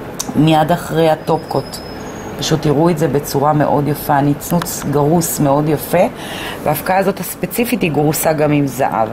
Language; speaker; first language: Hebrew; native; Hebrew